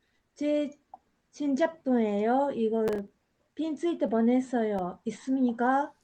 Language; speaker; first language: Korean; non-native, learner; Japanese